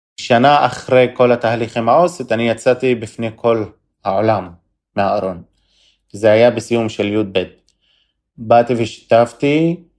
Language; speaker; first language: Hebrew; non-native, local second language; Arabic